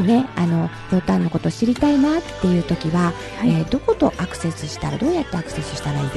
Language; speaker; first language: Japanese; native; Japanese